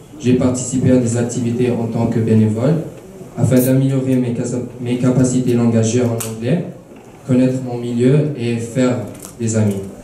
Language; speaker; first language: French; early bilingual, other home language; Arabic